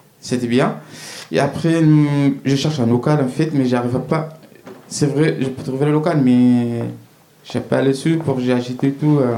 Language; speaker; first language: French; non-native, learner; Arabic